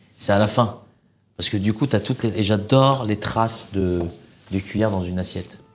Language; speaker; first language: French; non-native, local second language; Arabic